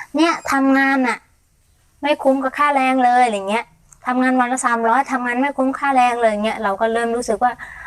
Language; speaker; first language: Thai; non-native, fluent; Mon